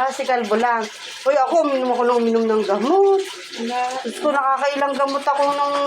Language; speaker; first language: Filipino; native; Filipino